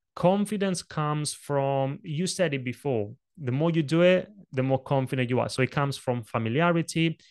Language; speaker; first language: English; non-native, fluent; Italian